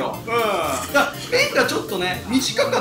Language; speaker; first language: Japanese; native; Japanese